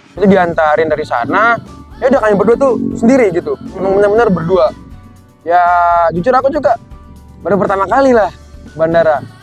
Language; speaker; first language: Indonesian; native; Indonesian